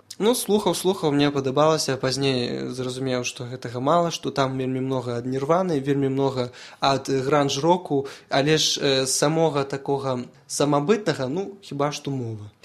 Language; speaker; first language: Belarusian; non-native, local second language; Russian